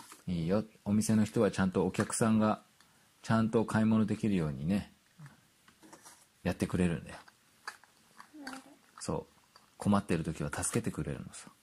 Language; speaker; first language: Japanese; native; Japanese